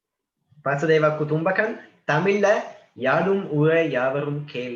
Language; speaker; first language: Hindi; non-native, learner; Italian